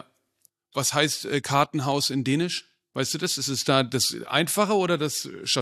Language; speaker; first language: German; native; German